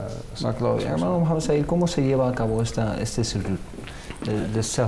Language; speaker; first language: Spanish; native; Spanish